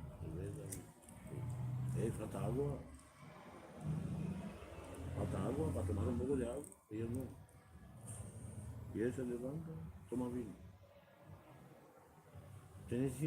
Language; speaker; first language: Spanish; non-native, learner; Romanian